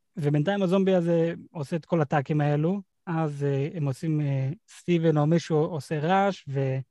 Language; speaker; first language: Hebrew; native; Hebrew